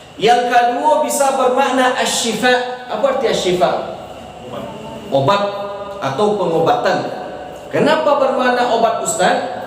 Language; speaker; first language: Malay; non-native, local second language; Minangkabau